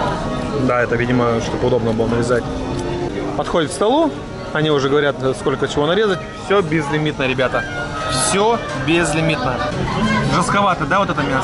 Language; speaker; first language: Russian; native; Russian